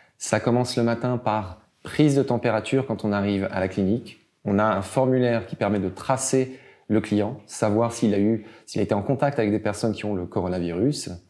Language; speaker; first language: French; native; French